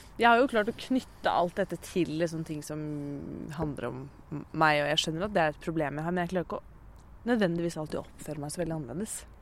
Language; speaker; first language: Norwegian; native; Norwegian